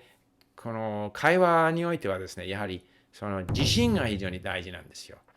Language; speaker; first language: Japanese; non-native, fluent; English